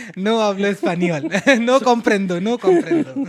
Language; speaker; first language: Spanish; non-native, learner; Hindi